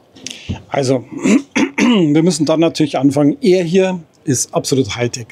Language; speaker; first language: German; native; German